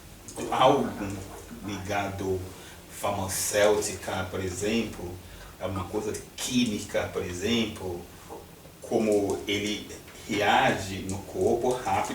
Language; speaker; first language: Portuguese; non-native, fluent; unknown